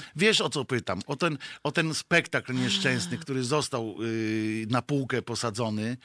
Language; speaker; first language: Polish; native; Polish